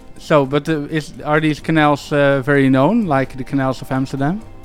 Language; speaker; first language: English; non-native, fluent; Dutch